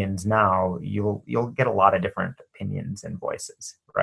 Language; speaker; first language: English; native; English